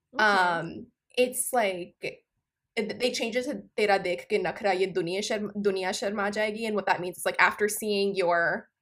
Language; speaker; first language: English; non-native, local second language; Punjabi